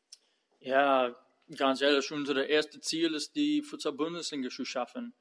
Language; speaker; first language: German; non-native, fluent; English